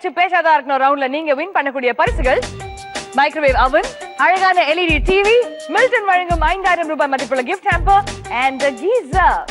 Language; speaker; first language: Tamil; native; Tamil